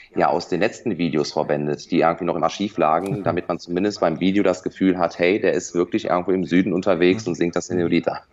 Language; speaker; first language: German; native; German